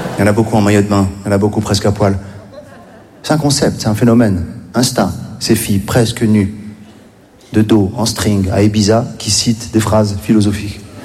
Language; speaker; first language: French; native; French